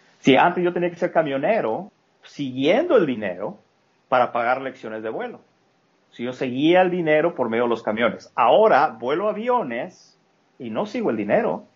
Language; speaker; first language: Spanish; native; Spanish